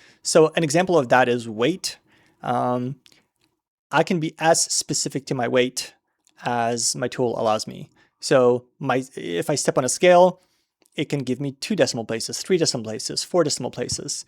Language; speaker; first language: English; native; English